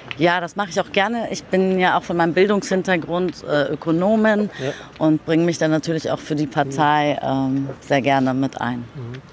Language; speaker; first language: German; early bilingual, other home language; Turkish